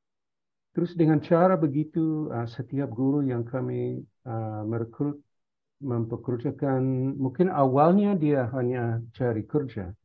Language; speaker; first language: Indonesian; non-native, fluent; English